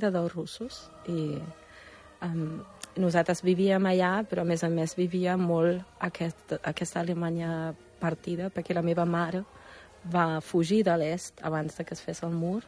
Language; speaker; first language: Catalan; non-native, fluent; German